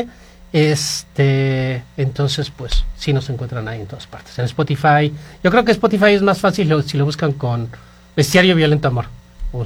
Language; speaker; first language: Spanish; native; Spanish